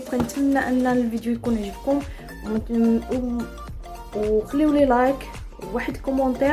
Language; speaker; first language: Arabic; native; Arabic